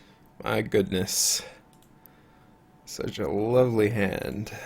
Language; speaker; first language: English; native; English